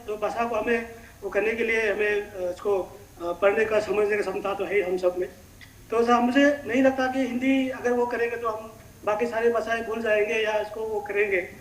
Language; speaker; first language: Hindi; non-native, local second language; Manipuri